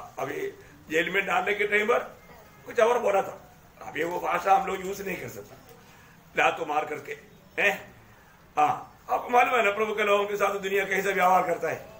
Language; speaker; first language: Hindi; non-native, local second language; Malayalam